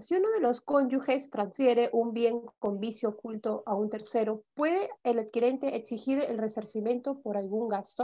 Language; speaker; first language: Spanish; native; Spanish